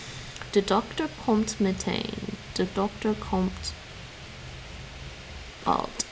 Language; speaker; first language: Dutch; non-native, learner; English